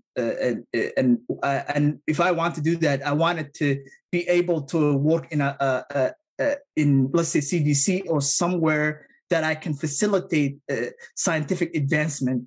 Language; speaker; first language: English; non-native, fluent; Somali